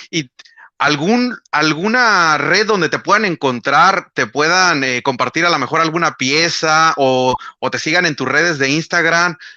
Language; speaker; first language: Spanish; native; Spanish